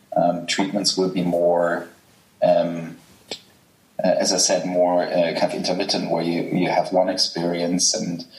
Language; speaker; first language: English; non-native, fluent; German